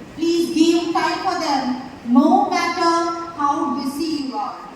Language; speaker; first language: English; non-native, local second language; Malayalam